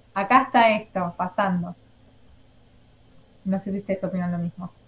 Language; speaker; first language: Spanish; native; Spanish